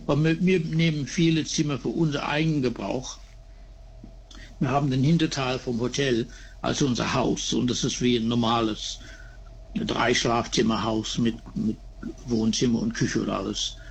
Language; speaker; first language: German; early bilingual, heritage; German